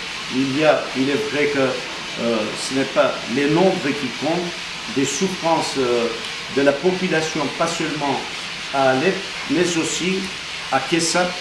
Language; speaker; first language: French; non-native, fluent; Armenian